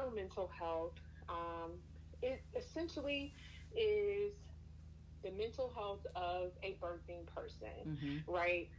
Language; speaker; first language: English; native; English